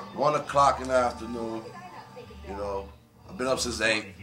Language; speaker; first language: English; native; English